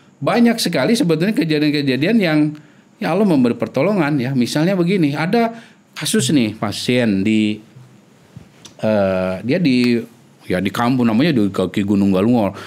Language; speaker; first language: Indonesian; non-native, local second language; Sundanese